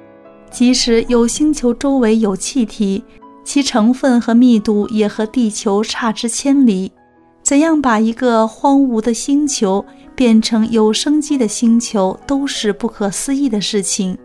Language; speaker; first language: Chinese; native; Chinese